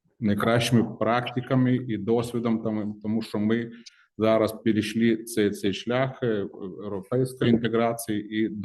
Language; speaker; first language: Ukrainian; non-native, fluent; Lithuanian